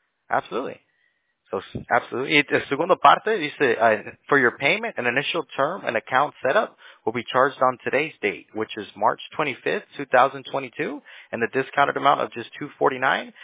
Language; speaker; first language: English; early bilingual, other home language; Spanish